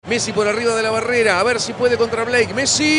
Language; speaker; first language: Spanish; native; Spanish